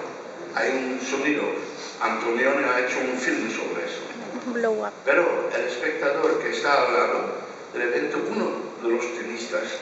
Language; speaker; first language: Spanish; non-native, fluent; Dutch